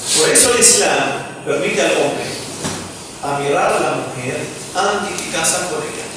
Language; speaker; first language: Spanish; non-native, fluent; Arabic